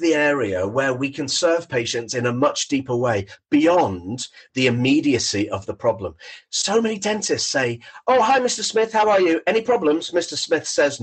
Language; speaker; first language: English; native; English